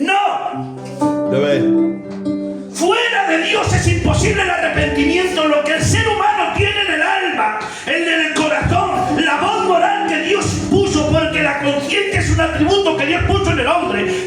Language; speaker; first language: Spanish; native; Spanish